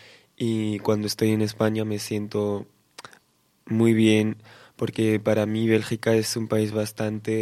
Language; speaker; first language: Spanish; early bilingual, heritage; Spanish